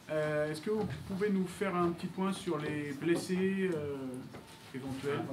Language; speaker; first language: French; native; French